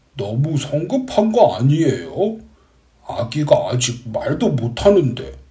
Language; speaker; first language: Korean; native; Korean